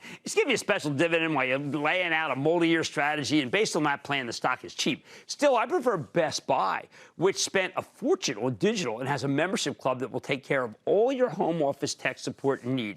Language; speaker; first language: English; native; English